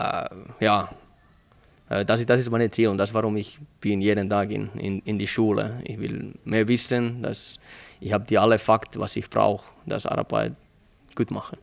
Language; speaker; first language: German; non-native, learner; Finnish